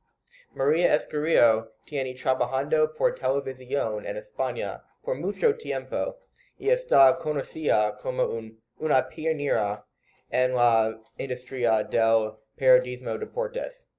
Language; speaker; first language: Spanish; non-native, learner; English